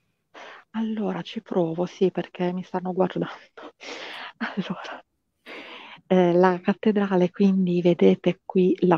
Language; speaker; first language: Italian; native; Italian